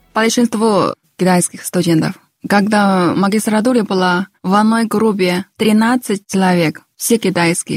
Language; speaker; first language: Russian; non-native, fluent; Chinese